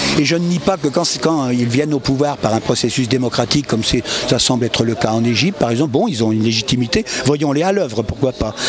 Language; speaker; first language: French; native; French